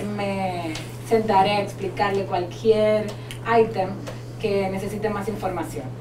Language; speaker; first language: Spanish; native; Spanish